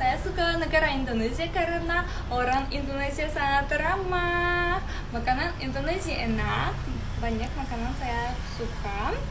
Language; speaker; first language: Indonesian; non-native, learner; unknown